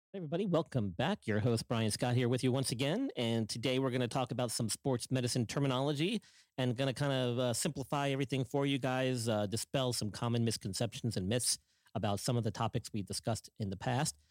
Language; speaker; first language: English; native; English